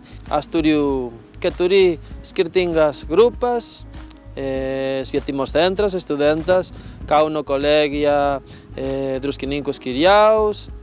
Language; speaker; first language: Lithuanian; non-native, learner; Spanish